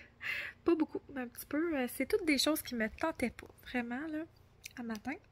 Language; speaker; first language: French; native; French